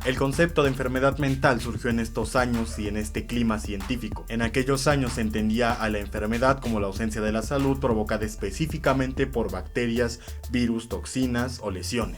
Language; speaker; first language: Spanish; native; Spanish